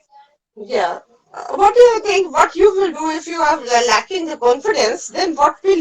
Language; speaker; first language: English; non-native, learner; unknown